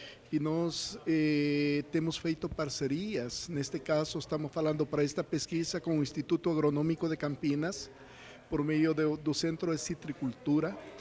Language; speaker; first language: Portuguese; non-native, fluent; Spanish